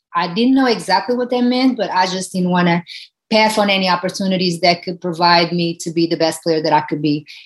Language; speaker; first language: English; non-native, fluent; Portuguese